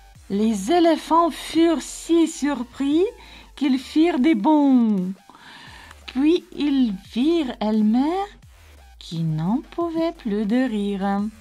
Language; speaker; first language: French; non-native, fluent; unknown